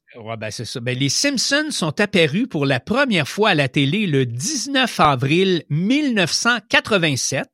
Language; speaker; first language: French; native; French